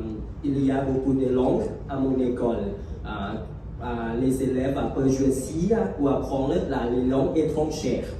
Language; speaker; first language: French; non-native, fluent; Thai